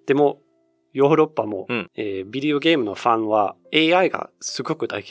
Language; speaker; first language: Japanese; non-native, learner; Danish